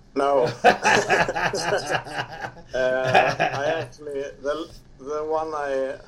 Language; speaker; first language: English; non-native, fluent; Swedish